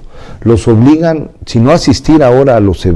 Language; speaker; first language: Spanish; native; Spanish